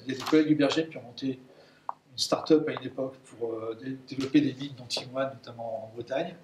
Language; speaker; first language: French; native; French